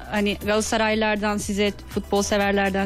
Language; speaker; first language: Turkish; native; Turkish